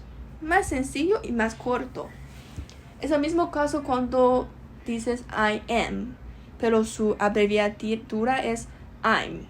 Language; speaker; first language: Spanish; non-native, learner; Chinese